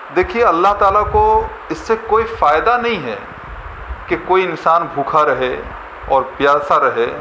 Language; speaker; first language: Urdu; native; Urdu